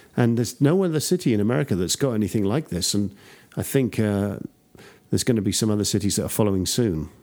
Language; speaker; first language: English; native; English